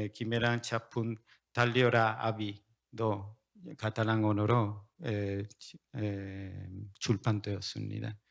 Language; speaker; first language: Korean; non-native, learner; Spanish